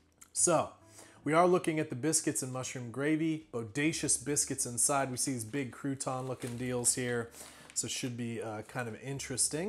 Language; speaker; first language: English; native; English